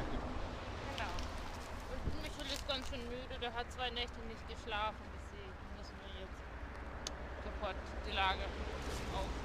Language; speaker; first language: German; non-native, fluent; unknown